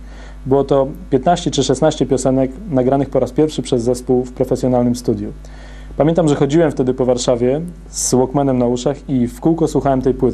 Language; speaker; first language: Polish; native; Polish